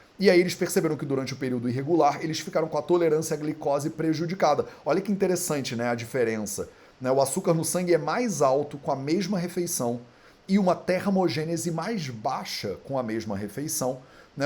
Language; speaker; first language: Portuguese; native; Portuguese